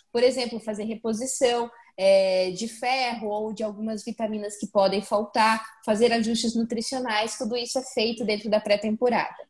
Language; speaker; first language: Portuguese; native; Portuguese